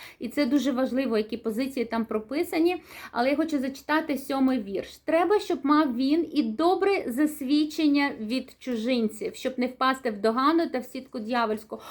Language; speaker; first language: Ukrainian; non-native, local second language; Russian